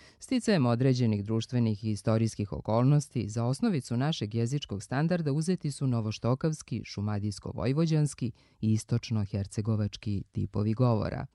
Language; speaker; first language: Serbian; native; Serbian